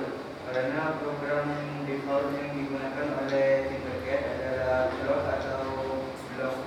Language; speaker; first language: Indonesian; native; Indonesian